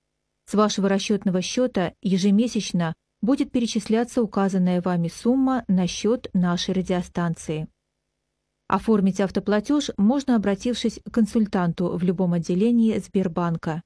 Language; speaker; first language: Russian; native; Russian